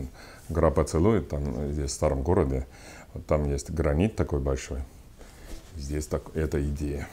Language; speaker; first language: Russian; non-native, local second language; Estonian